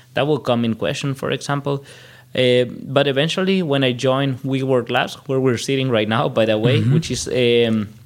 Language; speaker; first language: English; non-native, fluent; Spanish